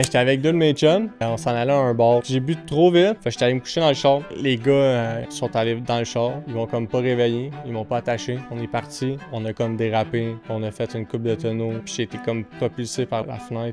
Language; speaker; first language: French; native; French